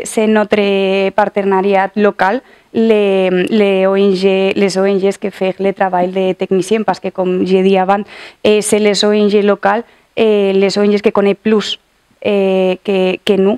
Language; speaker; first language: French; non-native, learner; Catalan